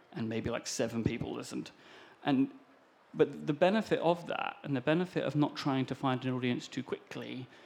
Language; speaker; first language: English; native; English